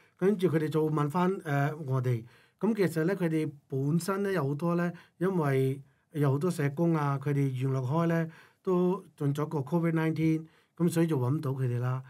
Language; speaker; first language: Cantonese; non-native, local second language; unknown